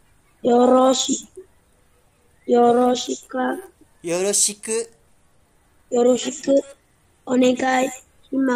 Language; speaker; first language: Japanese; non-native, learner; Malay